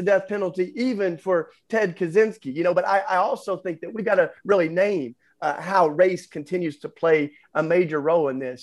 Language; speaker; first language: English; native; English